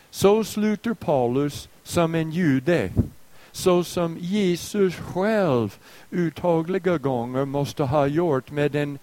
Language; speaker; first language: Swedish; non-native, fluent; English